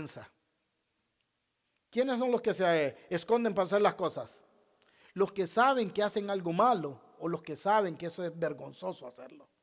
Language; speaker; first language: Spanish; native; Spanish